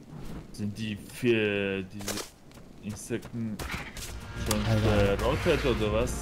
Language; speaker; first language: German; non-native, learner; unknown